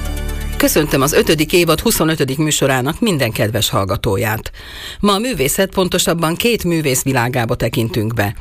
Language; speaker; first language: Hungarian; native; Hungarian